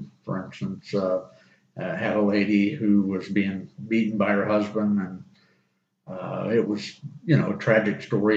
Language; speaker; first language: English; native; English